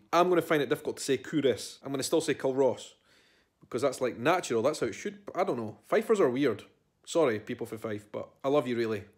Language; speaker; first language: English; native; English